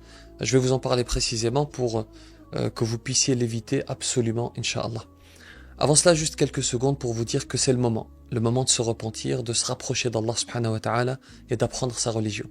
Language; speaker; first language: French; native; French